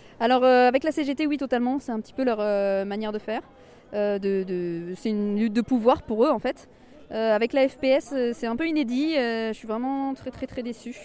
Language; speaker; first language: French; native; French